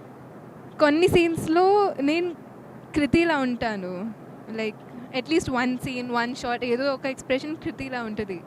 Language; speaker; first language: Telugu; non-native, fluent; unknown